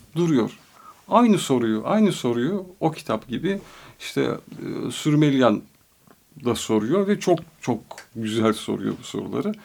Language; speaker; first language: Turkish; native; Turkish